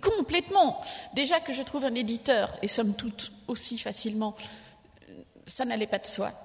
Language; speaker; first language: French; native; French